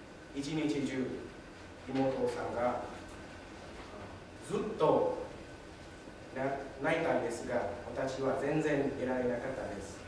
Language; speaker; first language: Japanese; non-native, learner; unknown